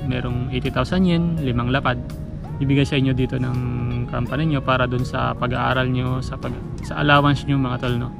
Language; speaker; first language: Filipino; native; Filipino